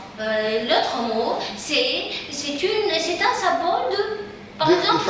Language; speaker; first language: French; non-native, local second language; Arabic